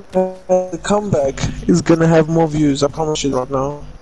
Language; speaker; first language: English; native; English